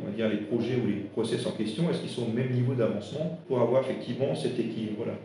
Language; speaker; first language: French; non-native, local second language; Swiss German